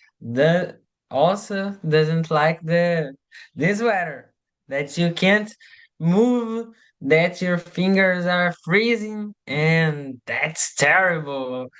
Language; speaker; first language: English; non-native, learner; Portuguese